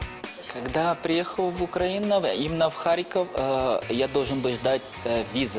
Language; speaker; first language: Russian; non-native, fluent; Portuguese